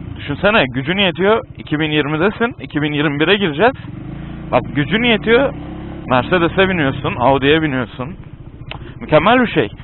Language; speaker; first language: Turkish; native; Turkish